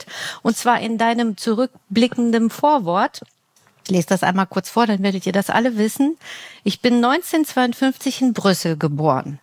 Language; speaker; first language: German; native; German